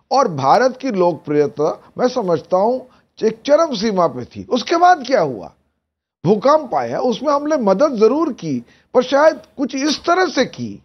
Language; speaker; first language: Hindi; native; Hindi